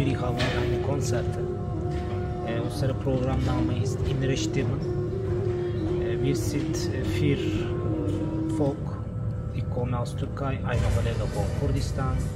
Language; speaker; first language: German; non-native, learner; Turkish